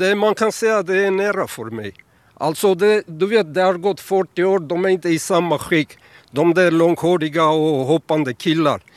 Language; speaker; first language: Swedish; non-native, fluent; Armenian